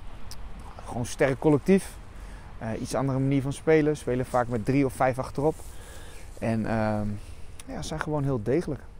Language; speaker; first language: Dutch; native; Dutch